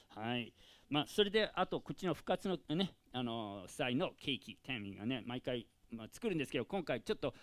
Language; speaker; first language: Japanese; non-native, fluent; English